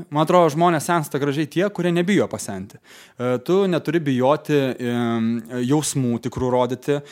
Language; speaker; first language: Lithuanian; native; Lithuanian